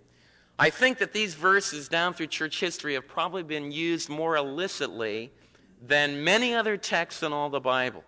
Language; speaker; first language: English; native; English